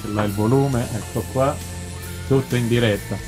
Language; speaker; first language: Italian; native; Italian